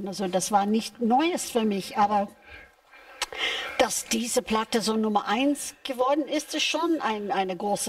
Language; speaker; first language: German; non-native, fluent; English